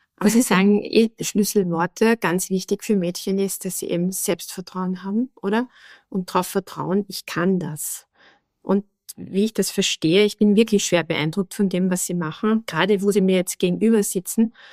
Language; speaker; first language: German; native; German